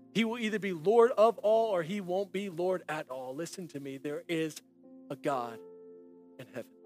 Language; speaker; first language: English; native; English